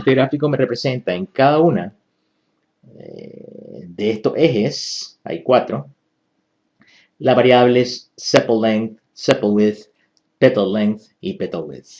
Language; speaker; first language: Spanish; native; Spanish